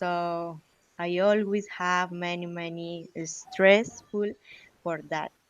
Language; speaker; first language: English; non-native, learner; Spanish